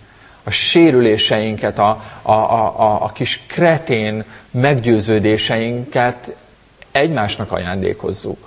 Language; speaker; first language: Hungarian; native; Hungarian